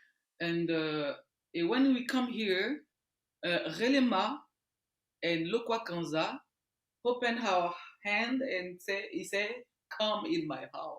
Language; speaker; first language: English; non-native, learner; French